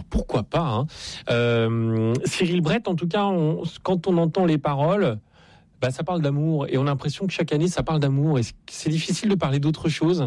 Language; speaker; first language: French; native; French